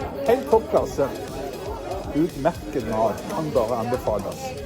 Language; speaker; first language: Norwegian; native; Norwegian